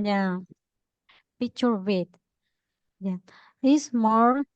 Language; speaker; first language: English; non-native, learner; Spanish